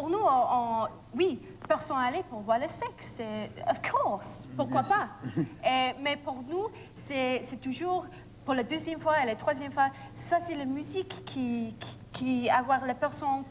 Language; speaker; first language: French; non-native, learner; English